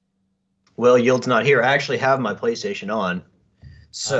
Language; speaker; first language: English; native; English